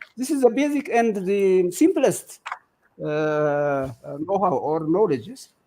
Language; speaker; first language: English; non-native, local second language; Amharic